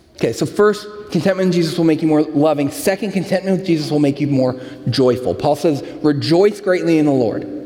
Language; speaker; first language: English; native; English